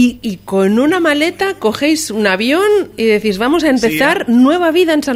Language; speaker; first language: Spanish; native; Spanish